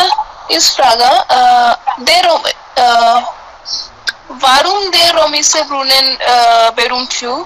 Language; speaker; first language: German; non-native, learner; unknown